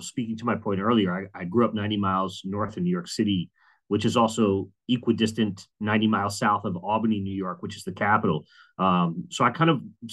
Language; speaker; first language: English; native; English